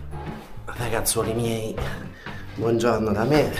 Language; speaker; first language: Italian; native; Italian